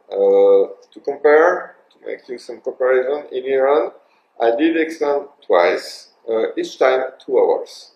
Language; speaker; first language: English; non-native, learner; French